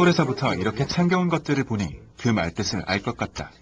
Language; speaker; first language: Korean; native; Korean